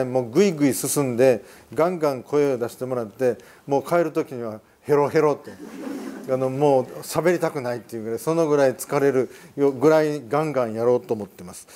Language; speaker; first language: Japanese; native; Japanese